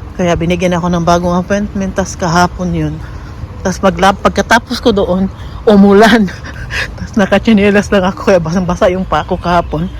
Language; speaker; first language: Filipino; non-native, local second language; Cebuano